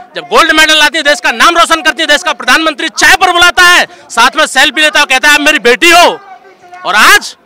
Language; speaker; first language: Hindi; native; Hindi